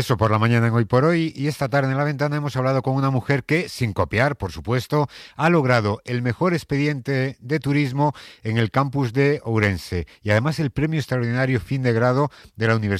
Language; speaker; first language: Spanish; native; Spanish